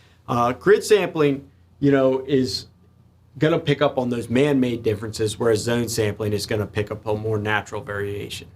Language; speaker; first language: English; native; English